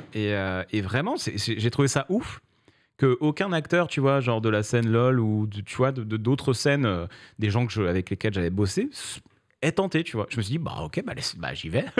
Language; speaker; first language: French; native; French